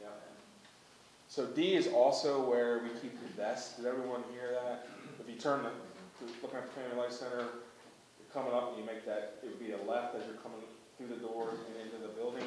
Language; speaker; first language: English; native; English